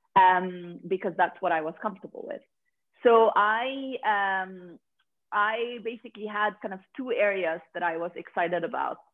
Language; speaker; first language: English; non-native, fluent; Arabic